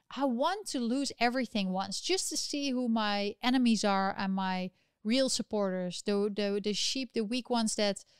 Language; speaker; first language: English; non-native, fluent; Dutch